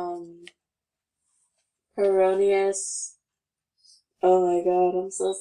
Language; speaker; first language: English; native; English